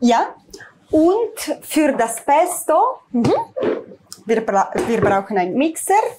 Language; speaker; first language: German; non-native, learner; Italian